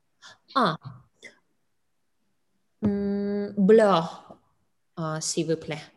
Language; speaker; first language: French; non-native, learner; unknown